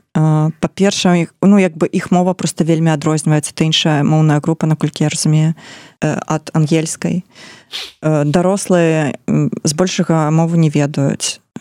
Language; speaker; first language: Belarusian; non-native, local second language; Russian